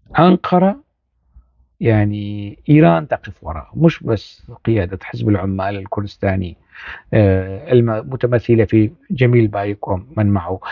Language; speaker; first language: Arabic; non-native, local second language; Kurdish